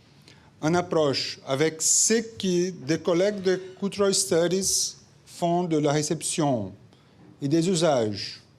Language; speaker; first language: French; non-native, fluent; Portuguese